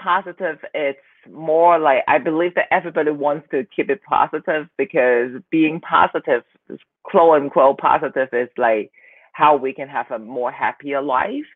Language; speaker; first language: English; non-native, local second language; Cantonese